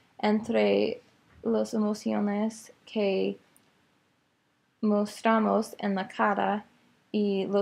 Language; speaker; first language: Spanish; non-native, learner; English